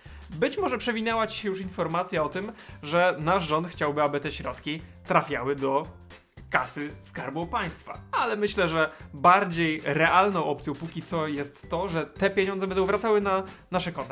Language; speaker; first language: Polish; native; Polish